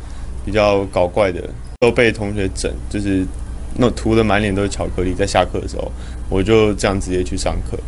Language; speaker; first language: Chinese; native; Chinese